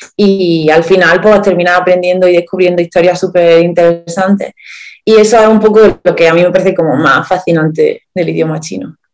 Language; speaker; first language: Spanish; native; Spanish